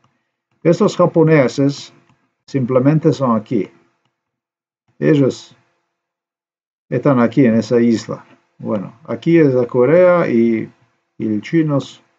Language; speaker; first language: Spanish; non-native, learner; Slovenian